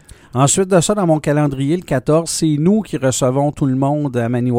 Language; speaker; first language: French; native; French